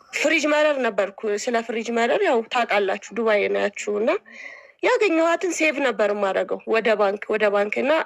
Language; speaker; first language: Amharic; native; Amharic